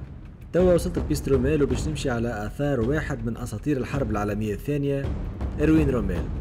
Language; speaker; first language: Arabic; native; Arabic